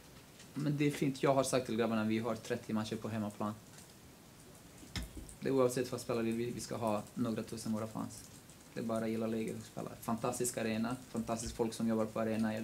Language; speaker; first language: Swedish; non-native, local second language; Kurdish